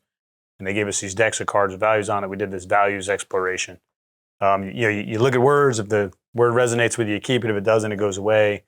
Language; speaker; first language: English; native; English